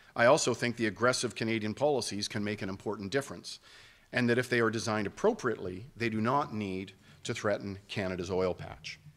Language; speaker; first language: English; native; English